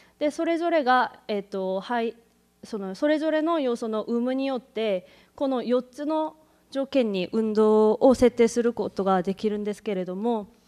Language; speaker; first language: Japanese; non-native, fluent; Korean